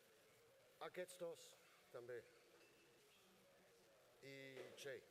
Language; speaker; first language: Catalan; non-native, fluent; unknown